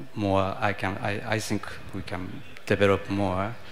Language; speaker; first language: English; non-native, learner; Japanese